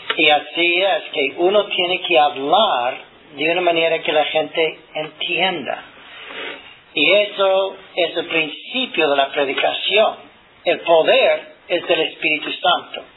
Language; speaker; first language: Spanish; non-native, fluent; English